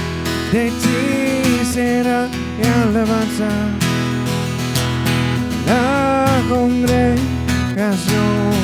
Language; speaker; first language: Spanish; non-native, fluent; English